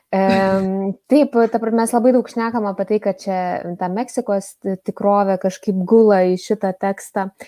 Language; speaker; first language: Lithuanian; native; Lithuanian